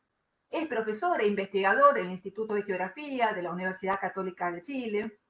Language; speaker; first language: Spanish; native; Spanish